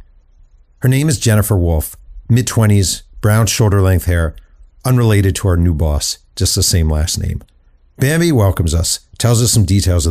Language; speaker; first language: English; native; English